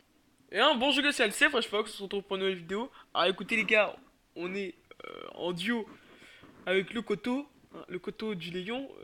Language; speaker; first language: French; native; French